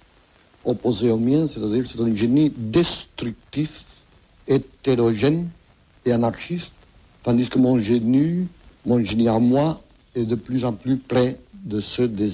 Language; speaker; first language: French; non-native, fluent; Catalan